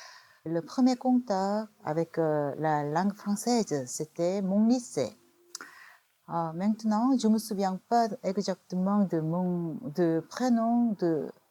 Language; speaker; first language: French; non-native, fluent; Korean